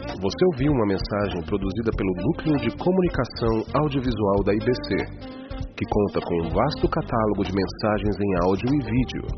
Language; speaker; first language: Portuguese; native; Portuguese